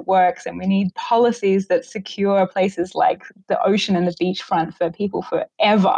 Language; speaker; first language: English; native; English